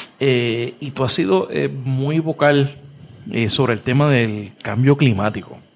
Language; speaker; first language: Spanish; native; Spanish